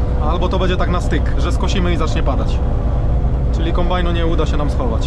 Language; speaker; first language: Polish; native; Polish